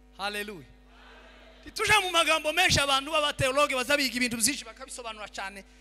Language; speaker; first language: Kinyarwanda; native; Kinyarwanda